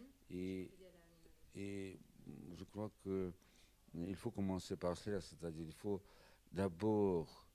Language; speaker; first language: French; non-native, fluent; Russian